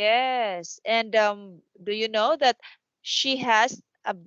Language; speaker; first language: English; non-native, fluent; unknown